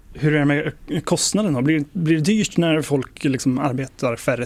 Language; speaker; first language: Swedish; native; Swedish